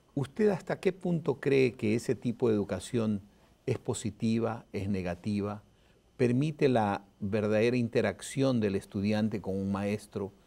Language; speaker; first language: Spanish; native; Spanish